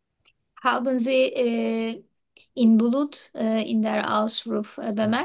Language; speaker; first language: German; non-native, learner; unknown